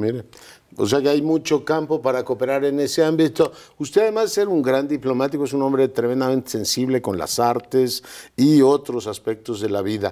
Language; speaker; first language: Spanish; native; Spanish